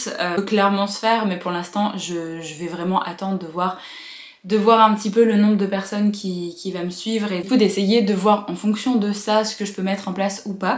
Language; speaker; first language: French; native; French